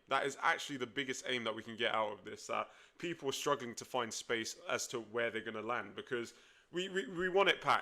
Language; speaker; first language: English; native; English